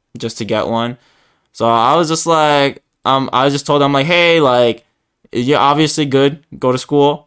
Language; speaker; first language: English; early bilingual, other home language; Spanish